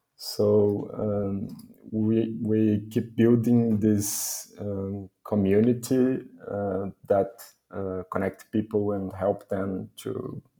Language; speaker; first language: English; non-native, fluent; Portuguese